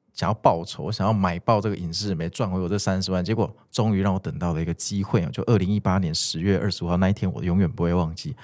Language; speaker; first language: Chinese; native; Chinese